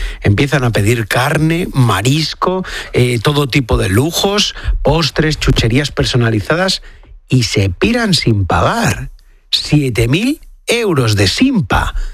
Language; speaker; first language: Spanish; native; Spanish